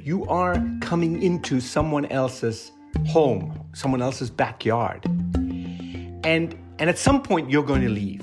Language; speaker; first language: English; non-native, local second language; Tamil